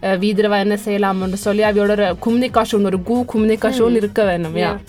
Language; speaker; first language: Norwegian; early bilingual, other home language; Tamil